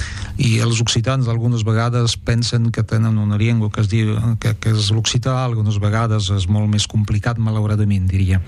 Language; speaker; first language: Catalan; non-native, fluent; French